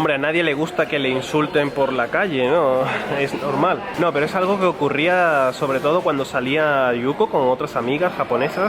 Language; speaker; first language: Spanish; native; Spanish